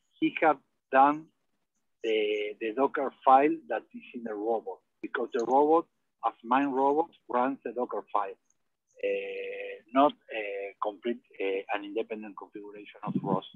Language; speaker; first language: English; non-native, learner; Spanish